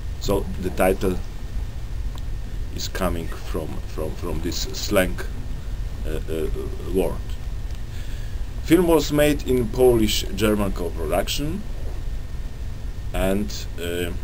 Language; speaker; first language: English; non-native, learner; Polish